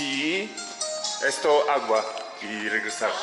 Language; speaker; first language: Spanish; non-native, learner; Russian